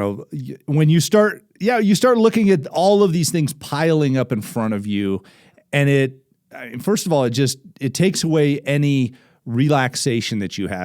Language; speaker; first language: English; native; English